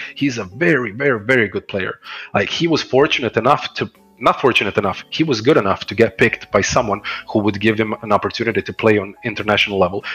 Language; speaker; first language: English; non-native, fluent; Croatian